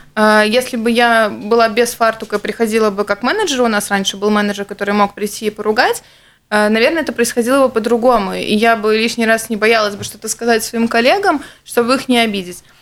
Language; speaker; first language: Russian; native; Russian